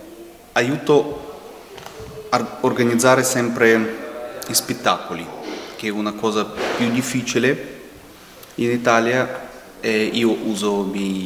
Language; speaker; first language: Italian; non-native, fluent; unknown